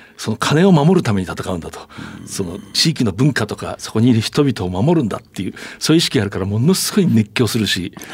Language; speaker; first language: Japanese; native; Japanese